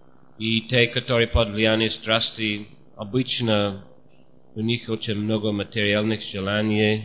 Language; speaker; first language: Russian; non-native, fluent; English